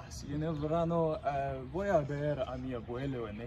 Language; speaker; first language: Spanish; non-native, learner; English